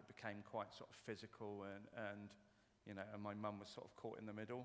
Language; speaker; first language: English; native; English